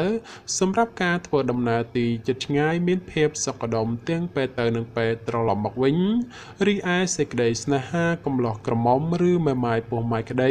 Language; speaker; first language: Khmer; native; Khmer